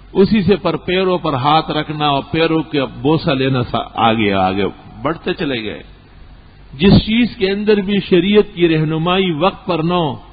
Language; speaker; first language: Urdu; non-native, local second language; Pashto